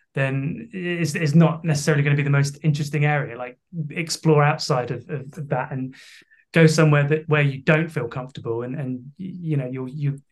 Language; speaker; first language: English; native; English